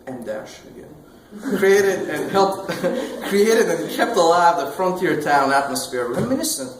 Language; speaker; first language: English; non-native, fluent; Albanian